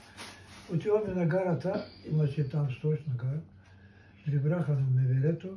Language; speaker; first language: Bulgarian; non-native, local second language; Turkish